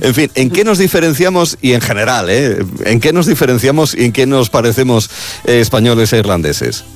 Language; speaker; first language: Spanish; native; Spanish